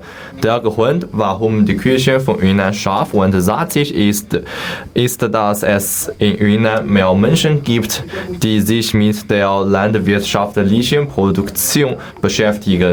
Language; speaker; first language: German; non-native, learner; Chinese